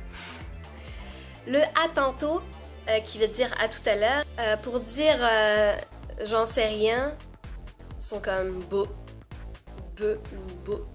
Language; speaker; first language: French; native; French